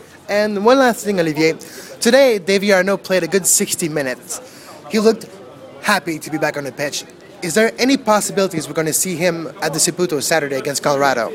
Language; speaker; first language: English; non-native, local second language; French